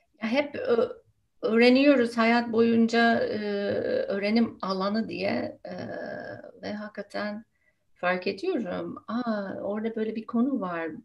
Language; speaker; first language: Turkish; non-native, fluent; English